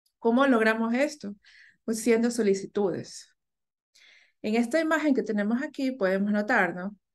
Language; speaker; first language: Spanish; native; Spanish